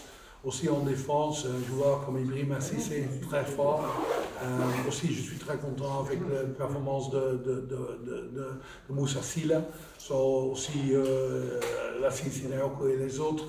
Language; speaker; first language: French; non-native, fluent; Dutch